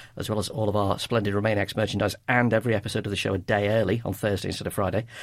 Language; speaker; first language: English; native; English